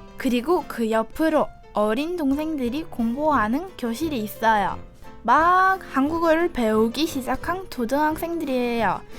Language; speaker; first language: Korean; early bilingual, other home language; Russian